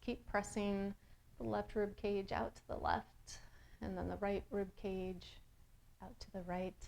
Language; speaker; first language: English; native; English